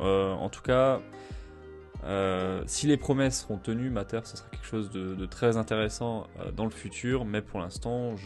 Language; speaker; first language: French; native; French